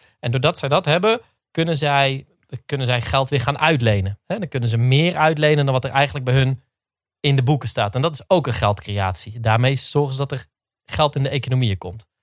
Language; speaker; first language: Dutch; native; Dutch